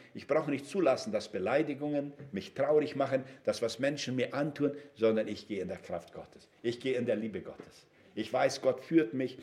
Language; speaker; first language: German; non-native, fluent; Portuguese